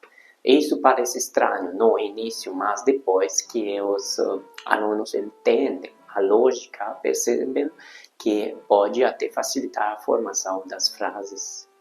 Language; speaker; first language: Portuguese; non-native, fluent; Hungarian